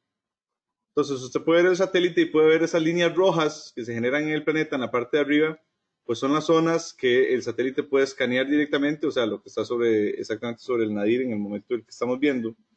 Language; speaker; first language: Spanish; native; Spanish